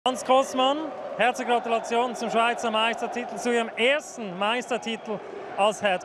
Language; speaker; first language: German; native; German